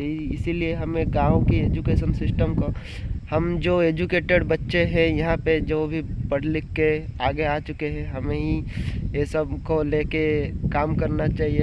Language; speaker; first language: Hindi; non-native, local second language; Odia